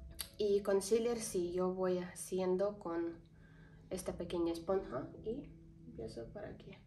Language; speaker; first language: Spanish; non-native, learner; Ukrainian